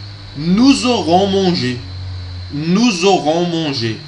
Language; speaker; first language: French; non-native, fluent; Portuguese